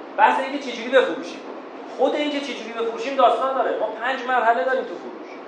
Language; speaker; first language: Persian; non-native, local second language; Azerbaijani